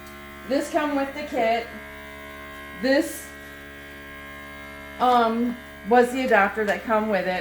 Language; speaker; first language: English; native; English